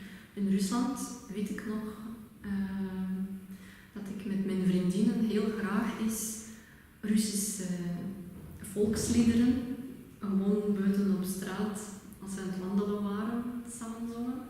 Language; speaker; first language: Dutch; non-native, fluent; Russian